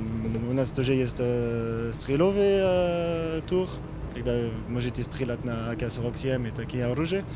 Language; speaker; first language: Russian; non-native, learner; French